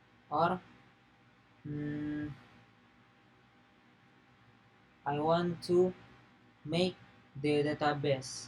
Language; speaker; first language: English; non-native, learner; Indonesian